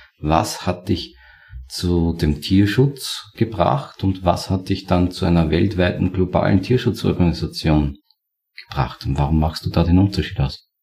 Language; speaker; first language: German; native; German